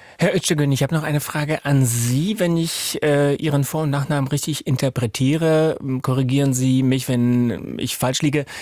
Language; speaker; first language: German; native; German